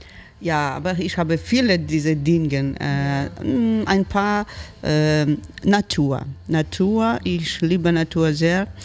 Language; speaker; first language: German; non-native, learner; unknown